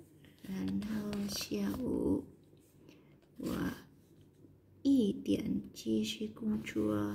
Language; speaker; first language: Chinese; non-native, learner; Vietnamese